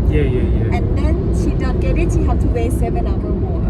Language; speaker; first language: English; non-native, learner; Thai